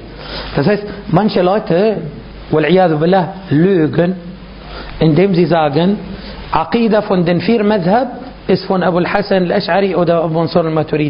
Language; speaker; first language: German; non-native, fluent; Arabic